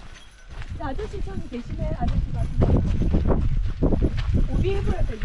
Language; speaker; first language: Korean; native; Korean